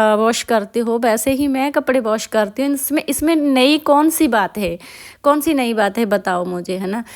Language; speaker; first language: Hindi; non-native, local second language; Punjabi